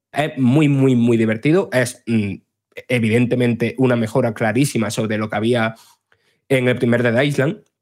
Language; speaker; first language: Spanish; native; Spanish